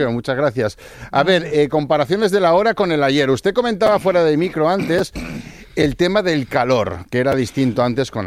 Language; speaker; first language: Spanish; native; Spanish